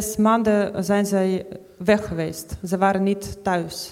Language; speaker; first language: Dutch; non-native, fluent; Ukrainian